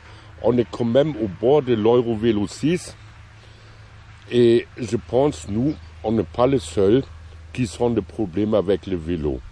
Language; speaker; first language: French; non-native, fluent; German